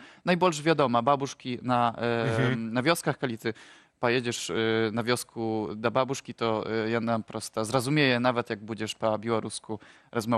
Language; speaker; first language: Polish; non-native, local second language; Ukrainian